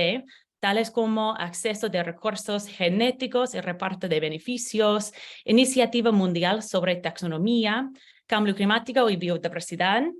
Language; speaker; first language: Spanish; non-native, learner; English